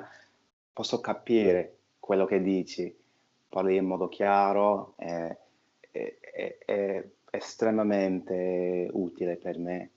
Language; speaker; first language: Italian; non-native, fluent; English